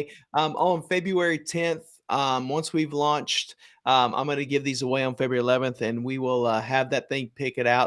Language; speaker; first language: English; native; English